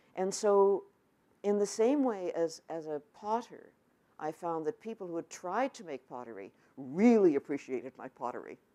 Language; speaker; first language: English; native; English